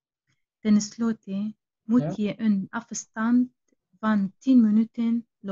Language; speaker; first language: Dutch; non-native, learner; Arabic